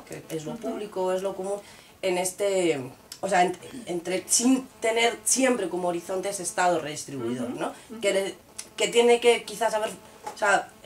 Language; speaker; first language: Spanish; native; Spanish